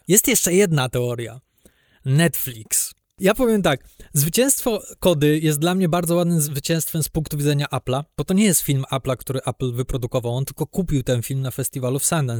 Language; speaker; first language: Polish; native; Polish